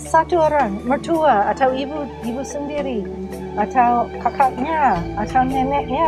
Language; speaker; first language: Indonesian; non-native, learner; English